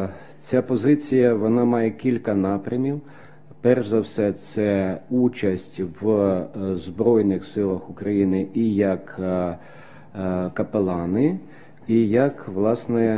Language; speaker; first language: Ukrainian; native; Ukrainian